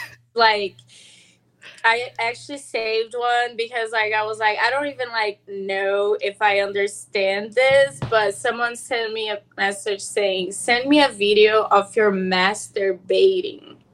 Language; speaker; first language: English; non-native, fluent; Portuguese